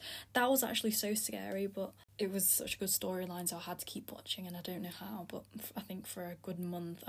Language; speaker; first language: English; early bilingual, other home language; Filipino